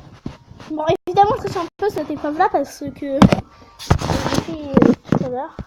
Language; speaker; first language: French; native; French